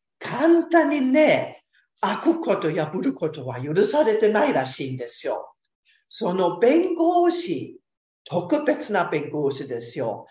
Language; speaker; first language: Japanese; non-native, fluent; German